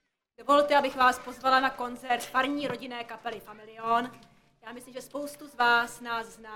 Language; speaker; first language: Czech; native; Czech